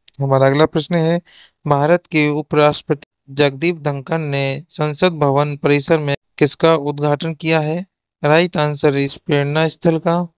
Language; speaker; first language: Hindi; native; Hindi